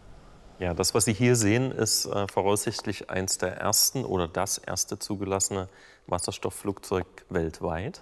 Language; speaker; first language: German; native; German